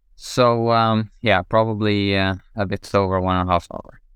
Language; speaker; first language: English; non-native, fluent; Norwegian